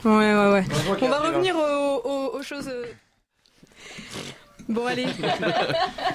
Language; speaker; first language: French; native; French